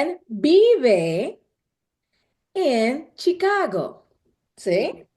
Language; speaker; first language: Spanish; non-native, fluent; English